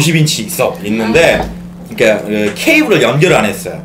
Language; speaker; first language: Korean; native; Korean